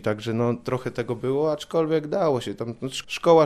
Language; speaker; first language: Polish; native; Polish